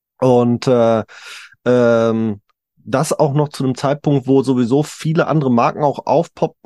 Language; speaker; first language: German; native; German